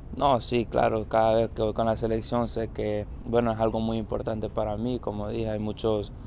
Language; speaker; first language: Spanish; early bilingual, heritage; Spanish